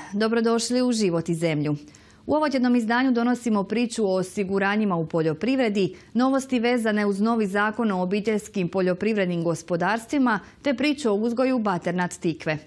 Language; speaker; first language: Croatian; native; Croatian